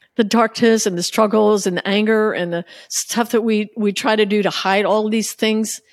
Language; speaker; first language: English; native; English